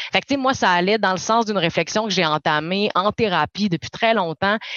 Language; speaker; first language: French; native; French